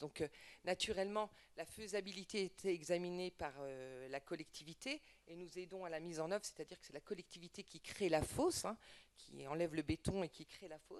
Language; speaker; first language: French; native; French